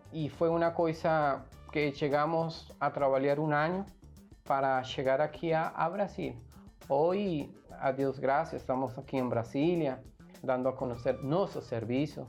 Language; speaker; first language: Portuguese; non-native, learner; Spanish